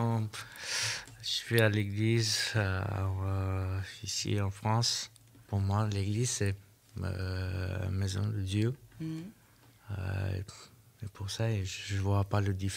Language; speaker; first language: French; non-native, learner; Armenian